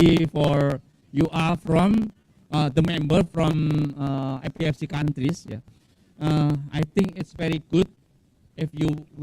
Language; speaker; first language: English; non-native, fluent; Indonesian